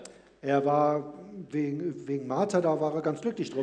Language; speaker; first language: German; native; German